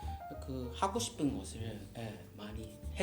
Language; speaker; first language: Korean; non-native, learner; Japanese